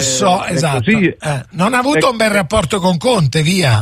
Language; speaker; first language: Italian; native; Italian